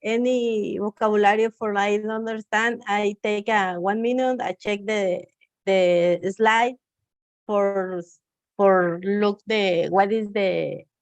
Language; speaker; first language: English; non-native, learner; Spanish